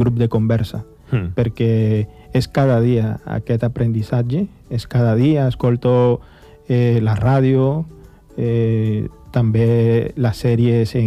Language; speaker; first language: Catalan; non-native, fluent; Spanish